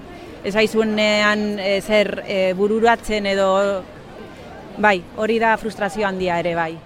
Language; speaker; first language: Basque; non-native, local second language; Spanish